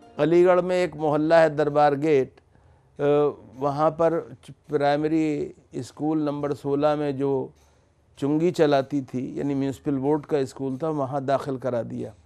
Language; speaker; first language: Urdu; native; Urdu